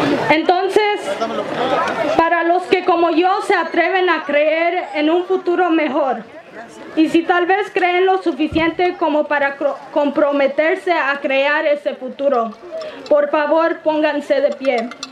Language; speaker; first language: Spanish; early bilingual, heritage; Spanish